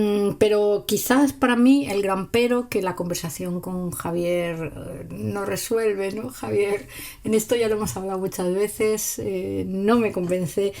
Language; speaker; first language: Spanish; native; Spanish